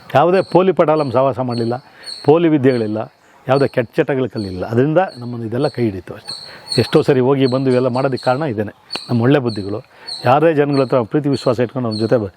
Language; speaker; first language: Kannada; native; Kannada